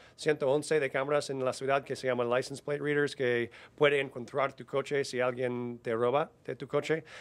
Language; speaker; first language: Spanish; non-native, learner; English